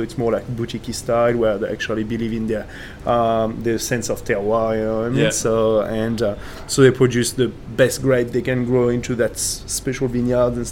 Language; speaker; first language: English; non-native, fluent; French